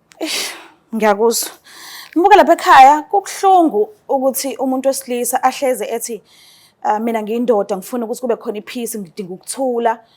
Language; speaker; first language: Zulu; native; Zulu